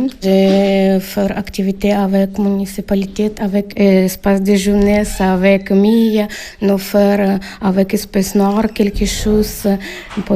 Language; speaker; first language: French; non-native, learner; Ukrainian